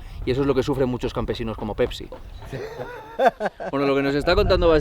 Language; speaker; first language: Spanish; native; Spanish